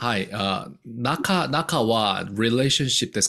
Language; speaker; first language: Japanese; non-native, learner; Korean